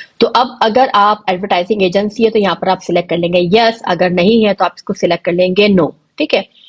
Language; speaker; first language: Urdu; native; Urdu